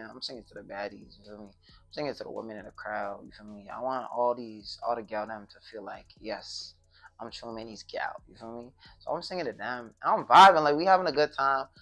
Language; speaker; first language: English; native; English